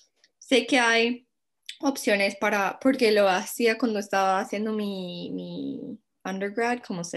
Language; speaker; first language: Spanish; non-native, fluent; English